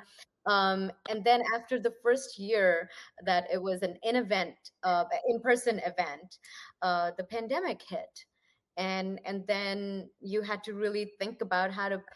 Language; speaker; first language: English; non-native, local second language; Punjabi